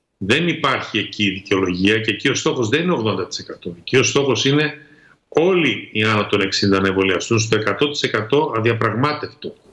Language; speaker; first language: Greek; native; Greek